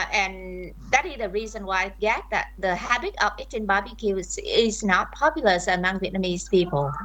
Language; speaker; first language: English; non-native, fluent; Vietnamese